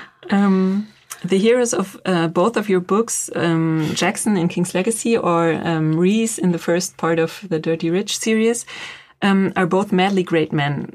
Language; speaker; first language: English; non-native, fluent; German